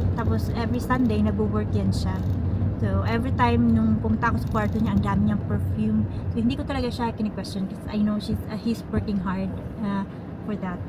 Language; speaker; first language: Filipino; non-native, local second language; Cebuano